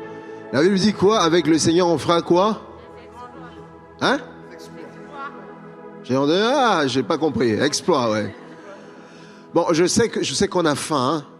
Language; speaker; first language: French; native; French